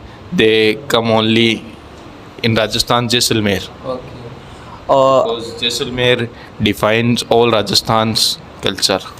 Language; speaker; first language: English; non-native, learner; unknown